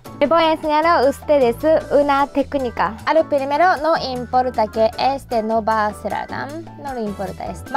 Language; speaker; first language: Spanish; non-native, learner; Japanese